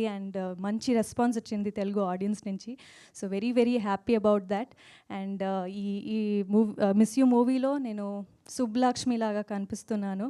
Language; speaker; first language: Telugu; non-native, learner; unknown